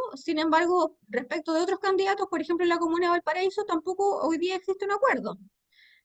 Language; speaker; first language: Spanish; native; Spanish